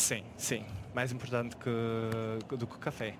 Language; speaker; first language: Portuguese; non-native, fluent; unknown